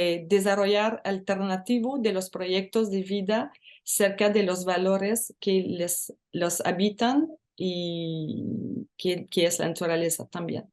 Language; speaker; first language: Spanish; non-native, learner; French